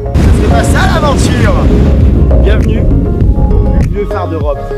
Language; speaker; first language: French; native; French